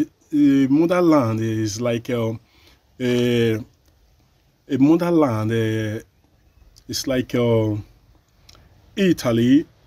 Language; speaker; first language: English; non-native, learner; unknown